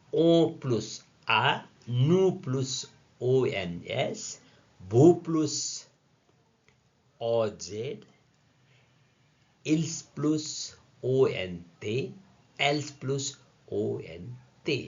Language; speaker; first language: French; non-native, learner; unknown